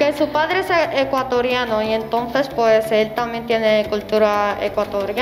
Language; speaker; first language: Spanish; early bilingual, other home language; Arabic